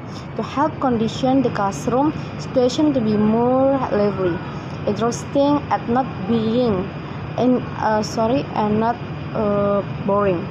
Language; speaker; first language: English; non-native, fluent; Indonesian